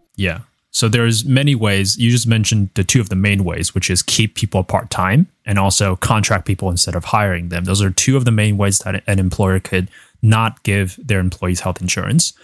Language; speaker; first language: English; non-native, fluent; Chinese